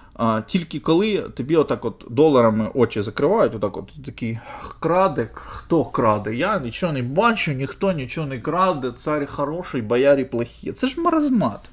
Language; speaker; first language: Ukrainian; native; Ukrainian